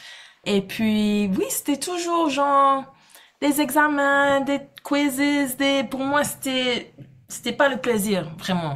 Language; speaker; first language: French; non-native, fluent; English